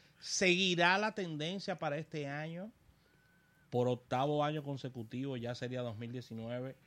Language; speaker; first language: Spanish; native; Spanish